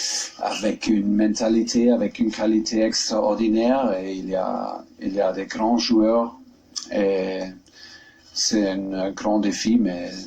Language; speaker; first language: French; non-native, learner; German